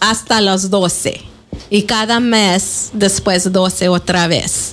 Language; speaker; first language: Spanish; non-native, fluent; English